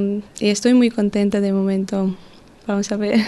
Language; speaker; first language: Spanish; non-native, learner; Georgian